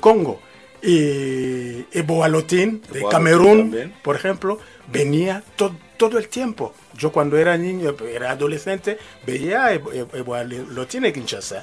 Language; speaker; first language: Spanish; non-native, fluent; Lingala